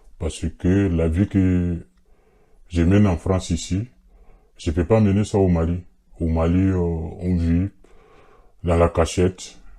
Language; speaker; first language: French; non-native, local second language; Bambara